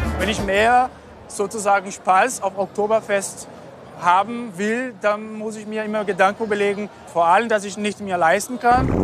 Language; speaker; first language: German; non-native, fluent; Portuguese